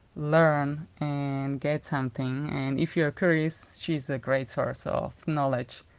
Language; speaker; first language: English; non-native, fluent; Slovak